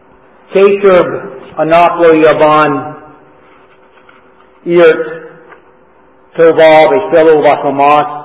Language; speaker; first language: Hungarian; non-native, learner; English